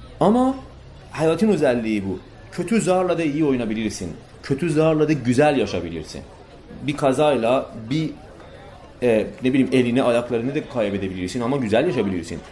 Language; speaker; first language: Turkish; non-native, fluent; Persian